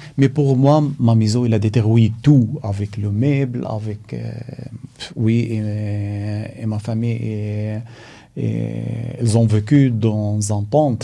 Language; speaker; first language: French; non-native, learner; Arabic